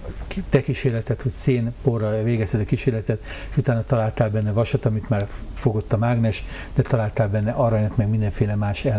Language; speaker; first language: Hungarian; native; Hungarian